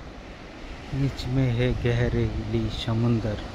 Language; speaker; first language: Hindi; non-native, learner; Bangla